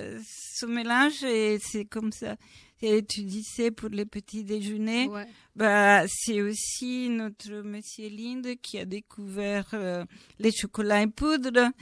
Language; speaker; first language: French; non-native, fluent; Spanish